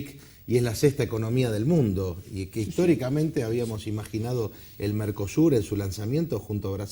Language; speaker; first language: Spanish; native; Spanish